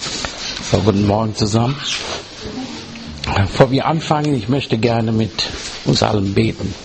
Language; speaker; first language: German; non-native, learner; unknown